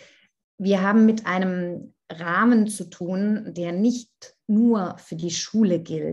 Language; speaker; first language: German; non-native, fluent; Italian